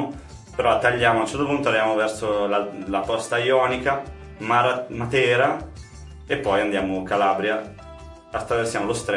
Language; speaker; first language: Italian; native; Italian